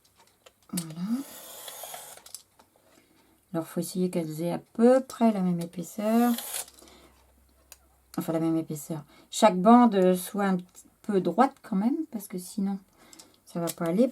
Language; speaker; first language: French; native; French